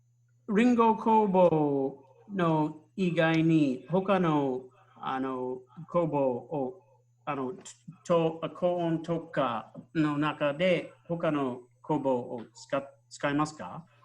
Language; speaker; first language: Japanese; non-native, fluent; English